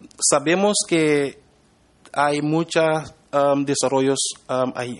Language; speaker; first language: Spanish; non-native, fluent; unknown